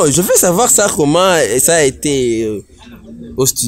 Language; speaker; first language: French; non-native, local second language; Rundi